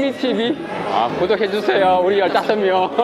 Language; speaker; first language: Korean; native; Korean